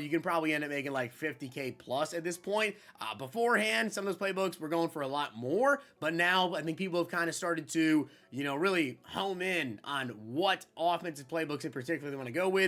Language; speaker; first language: English; native; English